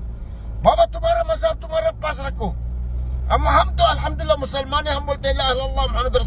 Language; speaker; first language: Hindi; non-native, learner; Arabic